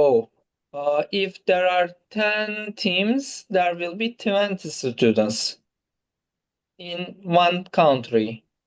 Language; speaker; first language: English; non-native, fluent; Turkish